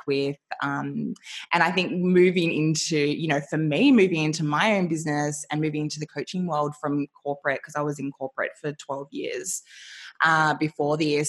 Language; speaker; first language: English; native; English